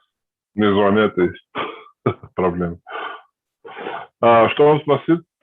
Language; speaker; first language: Russian; non-native, fluent; Georgian